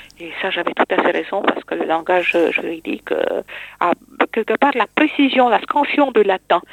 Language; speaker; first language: French; non-native, fluent; Romanian